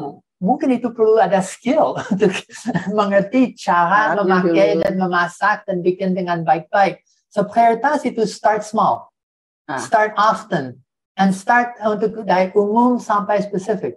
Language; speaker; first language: Indonesian; non-native, fluent; English